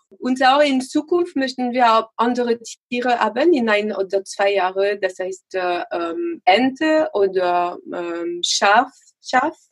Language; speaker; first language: German; non-native, learner; French